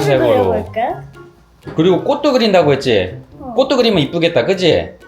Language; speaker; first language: Korean; native; Korean